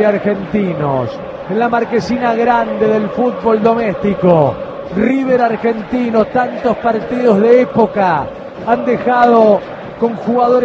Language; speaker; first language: Spanish; native; Spanish